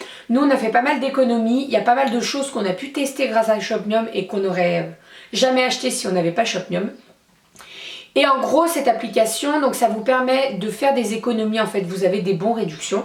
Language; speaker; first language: French; native; French